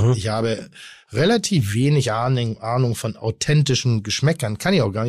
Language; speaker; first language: German; native; German